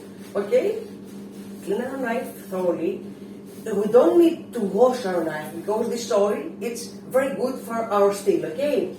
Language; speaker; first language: English; non-native, fluent; Greek